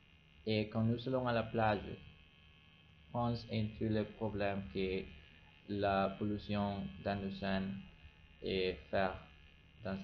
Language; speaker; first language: French; non-native, learner; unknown